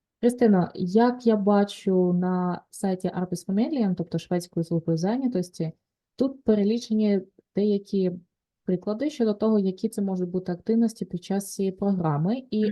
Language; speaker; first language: Ukrainian; native; Ukrainian